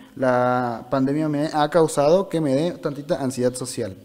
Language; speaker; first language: Spanish; native; Spanish